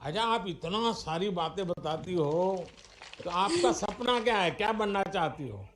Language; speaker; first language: Hindi; non-native, local second language; Gujarati